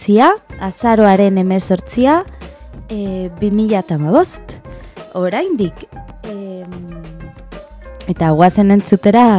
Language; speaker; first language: Basque; non-native, learner; Spanish